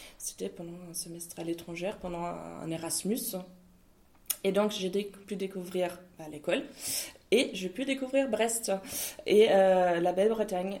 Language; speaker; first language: French; non-native, fluent; German